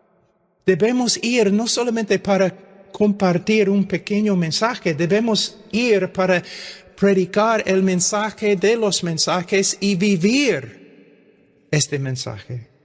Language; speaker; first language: Spanish; non-native, fluent; English